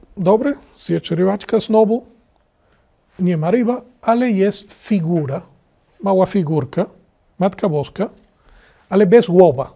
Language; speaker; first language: Polish; non-native, learner; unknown